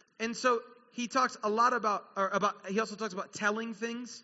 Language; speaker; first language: English; native; English